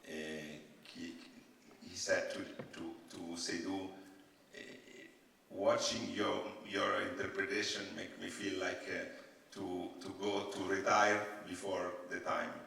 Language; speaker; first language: English; non-native, learner; Italian